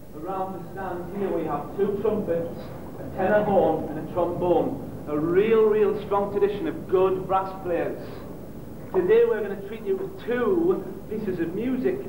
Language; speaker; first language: English; native; English